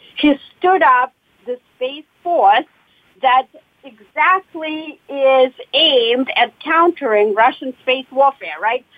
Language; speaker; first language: English; non-native, fluent; Russian